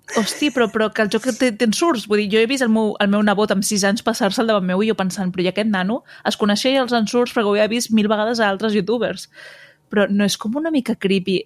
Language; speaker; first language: Catalan; native; Catalan